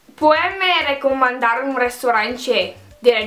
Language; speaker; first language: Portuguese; non-native, learner; Dutch